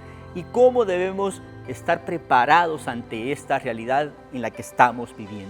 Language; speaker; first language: Spanish; native; Spanish